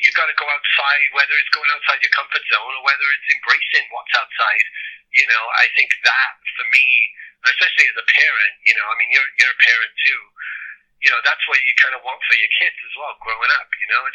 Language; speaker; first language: English; native; English